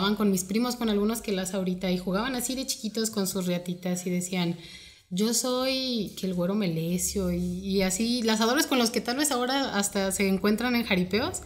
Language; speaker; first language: Spanish; native; Spanish